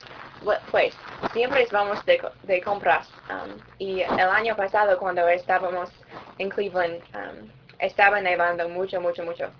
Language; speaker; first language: Spanish; non-native, learner; English